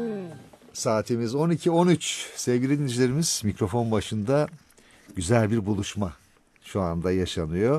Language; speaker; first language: Turkish; native; Turkish